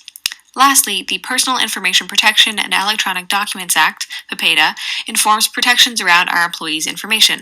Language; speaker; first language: English; native; English